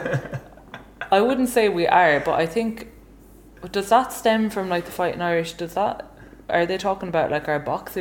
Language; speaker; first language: English; native; English